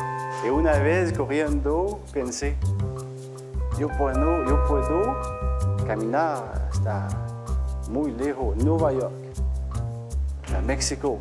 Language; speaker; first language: Spanish; non-native, learner; French